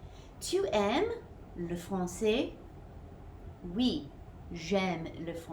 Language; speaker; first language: French; non-native, fluent; English